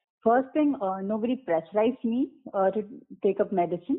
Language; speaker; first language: English; non-native, local second language; Malayalam